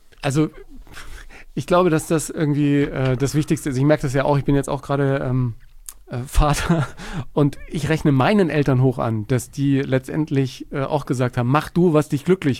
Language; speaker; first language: German; native; German